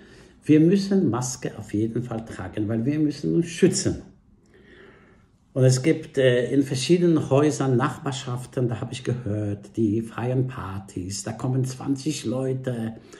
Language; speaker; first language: German; non-native, fluent; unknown